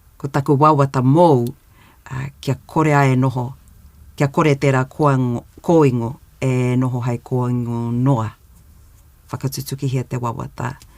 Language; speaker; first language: Māori; non-native, fluent; English